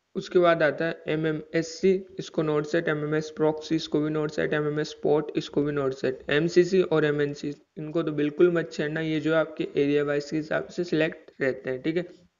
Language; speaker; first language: Hindi; native; Hindi